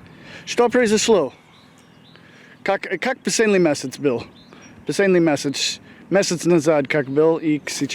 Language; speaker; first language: Russian; non-native, learner; English